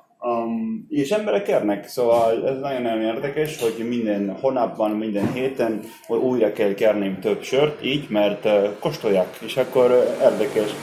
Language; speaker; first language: Hungarian; non-native, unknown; Spanish